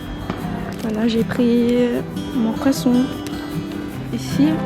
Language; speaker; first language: French; non-native, learner; English